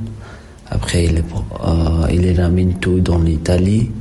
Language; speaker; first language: French; non-native, learner; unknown